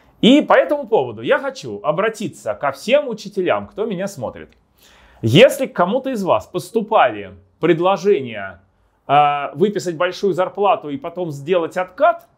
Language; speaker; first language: Russian; native; Russian